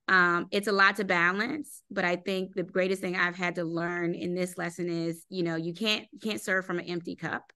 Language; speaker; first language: English; native; English